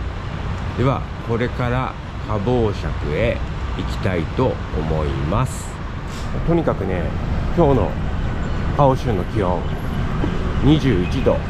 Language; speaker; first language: Japanese; native; Japanese